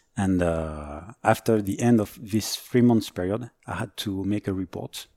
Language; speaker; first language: English; non-native, fluent; French